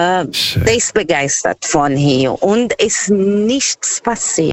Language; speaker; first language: German; non-native, learner; Portuguese